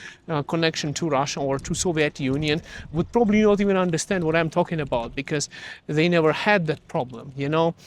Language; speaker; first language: English; early bilingual, other home language; Russian